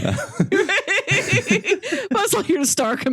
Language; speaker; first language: English; native; English